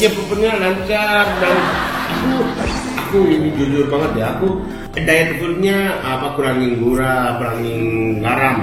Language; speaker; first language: Indonesian; non-native, learner; Japanese